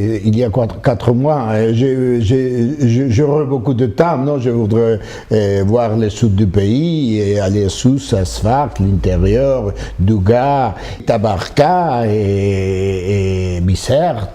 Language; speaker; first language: French; non-native, fluent; Spanish